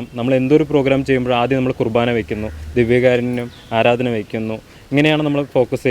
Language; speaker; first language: Malayalam; native; Malayalam